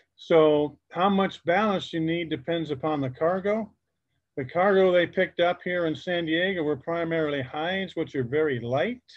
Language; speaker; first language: English; native; English